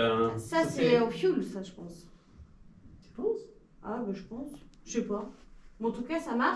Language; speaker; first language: French; native; French